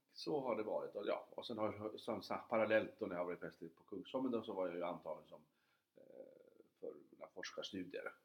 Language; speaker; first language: Swedish; native; Swedish